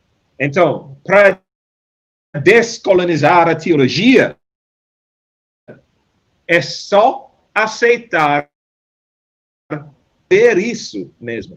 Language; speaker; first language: Portuguese; non-native, fluent; English